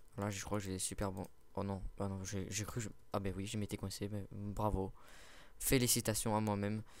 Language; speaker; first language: French; native; French